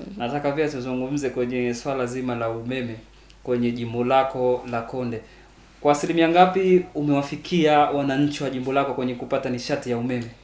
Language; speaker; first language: Swahili; native; Swahili